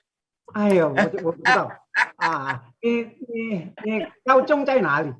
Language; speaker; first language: Chinese; non-native, fluent; Indonesian